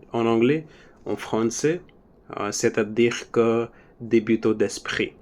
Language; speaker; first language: French; non-native, learner; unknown